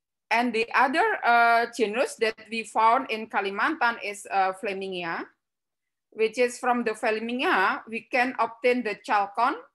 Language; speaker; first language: English; non-native, fluent; Javanese